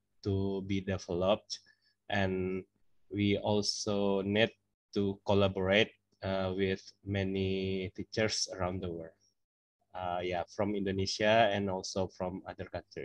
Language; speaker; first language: English; non-native, fluent; Indonesian